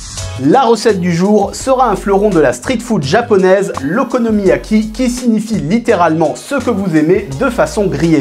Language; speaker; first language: French; native; French